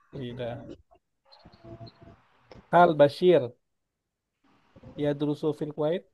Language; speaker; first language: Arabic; non-native, fluent; Indonesian